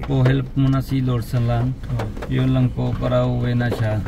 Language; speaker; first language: Filipino; non-native, local second language; Punjabi